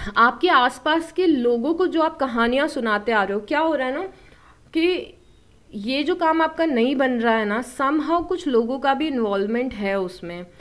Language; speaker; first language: Hindi; native; Hindi